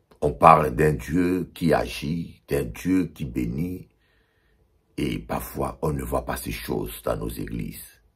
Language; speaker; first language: French; non-native, local second language; Lingala